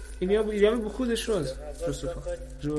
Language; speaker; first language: French; non-native, learner; Persian